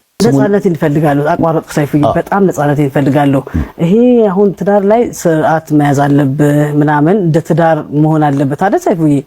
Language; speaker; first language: Amharic; early bilingual, heritage; Amharic